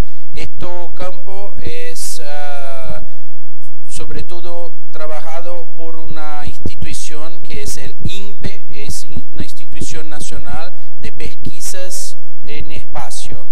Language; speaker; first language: Spanish; non-native, fluent; Portuguese